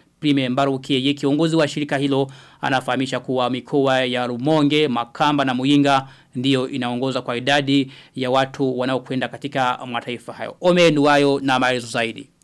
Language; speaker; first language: Swahili; non-native, local second language; Rundi